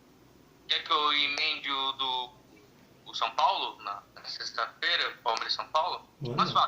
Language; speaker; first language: Portuguese; native; Portuguese